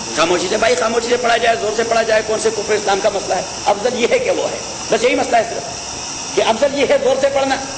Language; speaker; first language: Urdu; non-native, local second language; Pashto